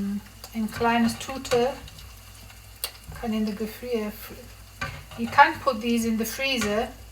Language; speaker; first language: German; non-native, learner; English